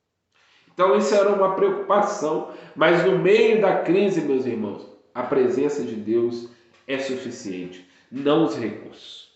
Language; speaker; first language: Portuguese; native; Portuguese